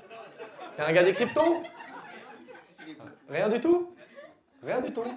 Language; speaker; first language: French; native; French